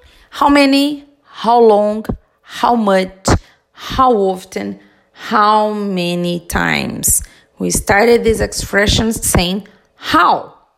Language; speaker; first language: English; non-native, learner; Portuguese